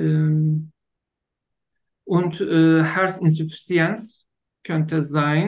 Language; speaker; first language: German; non-native, learner; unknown